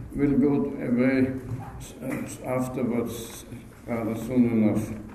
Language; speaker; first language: English; non-native, fluent; German